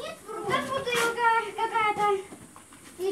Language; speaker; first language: Russian; native; Russian